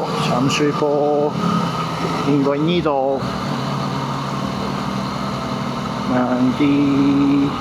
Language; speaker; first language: Chinese; non-native, learner; Japanese